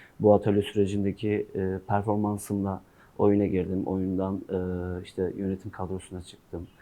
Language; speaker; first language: Turkish; non-native, local second language; Kurdish